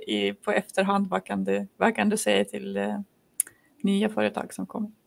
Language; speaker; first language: Swedish; non-native, fluent; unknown